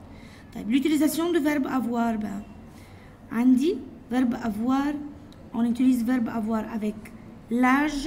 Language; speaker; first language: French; non-native, fluent; Arabic